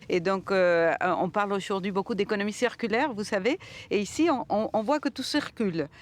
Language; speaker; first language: French; non-native, fluent; Spanish